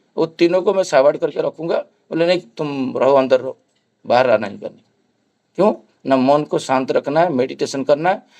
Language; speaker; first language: Hindi; non-native, local second language; Bangla